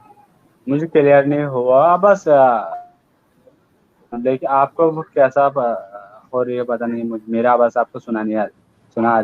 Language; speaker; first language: Hindi; non-native, learner; Rohingya